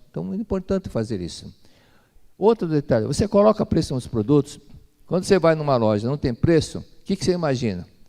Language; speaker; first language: Portuguese; native; Portuguese